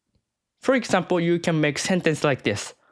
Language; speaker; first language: English; non-native, fluent; Japanese